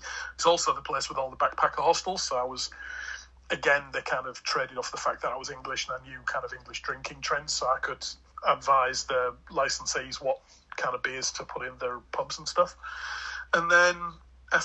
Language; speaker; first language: English; native; English